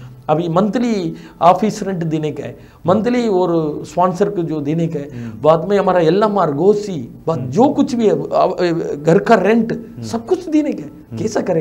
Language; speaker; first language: Hindi; non-native, local second language; Tamil